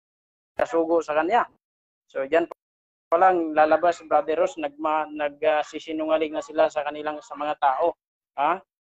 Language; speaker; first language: Filipino; native; Filipino